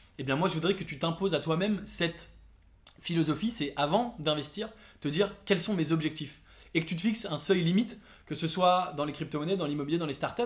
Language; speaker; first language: French; native; French